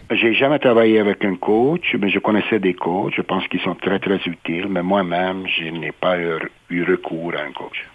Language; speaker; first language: French; non-native, fluent; Hungarian